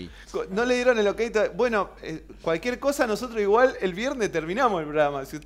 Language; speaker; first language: Spanish; native; Spanish